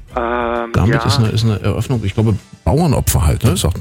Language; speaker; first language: German; native; German